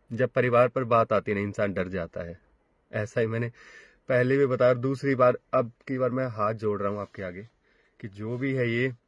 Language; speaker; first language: Hindi; native; Hindi